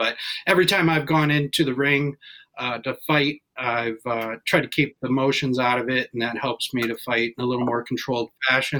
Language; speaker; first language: English; native; English